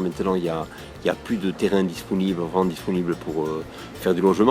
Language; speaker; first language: French; native; French